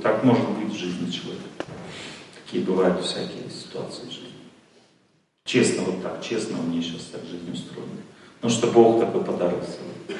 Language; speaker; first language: Russian; native; Russian